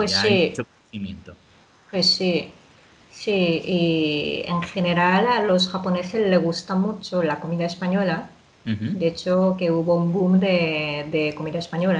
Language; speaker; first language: Spanish; non-native, fluent; Japanese